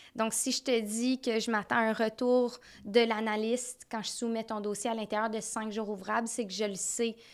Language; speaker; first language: French; native; French